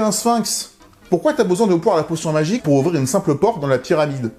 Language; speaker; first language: French; native; French